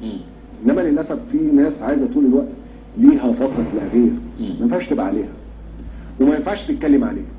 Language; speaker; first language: Arabic; native; Arabic